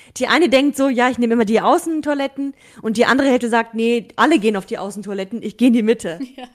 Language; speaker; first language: German; early bilingual, other home language; Russian